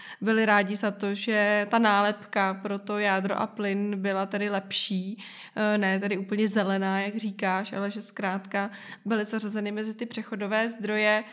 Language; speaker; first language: Czech; native; Czech